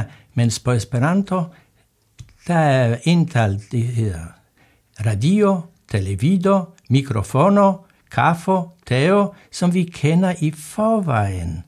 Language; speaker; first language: Danish; non-native, fluent; Polish